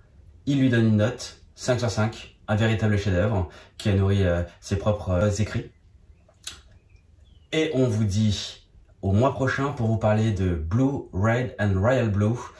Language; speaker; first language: French; native; French